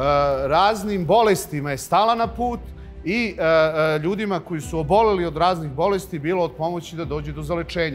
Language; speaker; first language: Serbian; native; Serbian